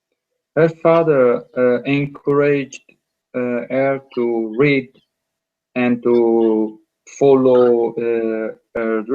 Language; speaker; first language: English; non-native, learner; Italian